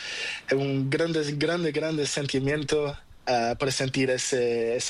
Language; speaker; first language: Spanish; non-native, fluent; Portuguese